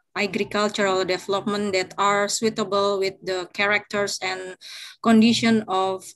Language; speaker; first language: English; non-native, fluent; Indonesian